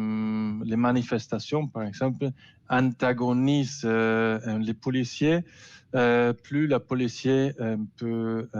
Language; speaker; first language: French; non-native, learner; German